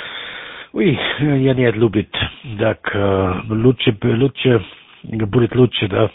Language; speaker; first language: Russian; non-native, learner; German